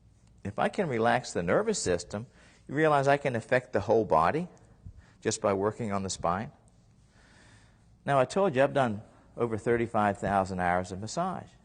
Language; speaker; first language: English; native; English